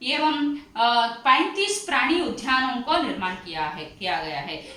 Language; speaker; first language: Hindi; non-native, local second language; Telugu